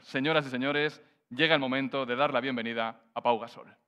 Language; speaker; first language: Spanish; native; Spanish